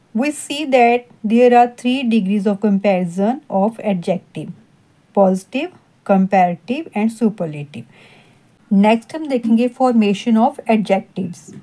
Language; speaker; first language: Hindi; non-native, local second language; Punjabi